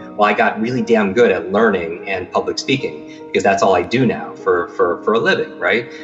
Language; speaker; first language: English; native; English